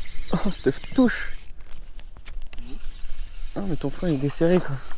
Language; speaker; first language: French; native; French